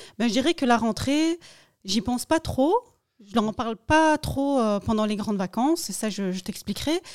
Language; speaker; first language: French; early bilingual, other home language; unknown